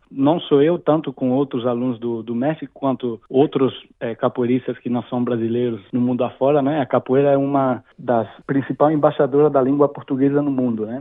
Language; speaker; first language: Portuguese; non-native, fluent; Italian